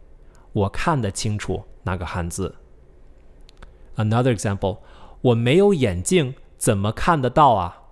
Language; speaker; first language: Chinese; non-native, fluent; English